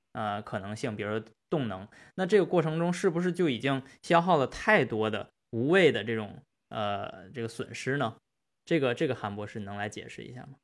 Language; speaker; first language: Chinese; native; Chinese